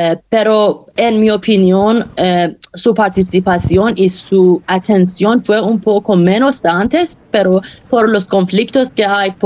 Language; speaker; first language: Spanish; non-native, fluent; Persian